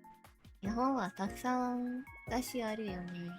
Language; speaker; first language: Japanese; non-native, learner; English